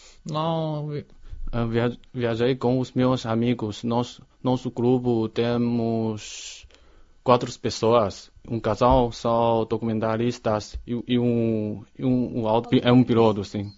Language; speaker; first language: Portuguese; non-native, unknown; Chinese